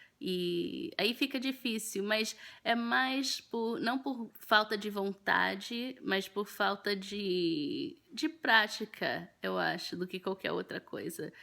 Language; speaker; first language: Portuguese; early bilingual, heritage; Portuguese